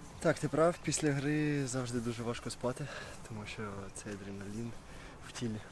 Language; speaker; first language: Ukrainian; early bilingual, heritage; Ukrainian